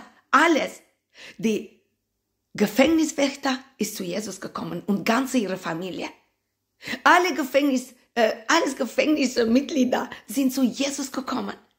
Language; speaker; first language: German; non-native, fluent; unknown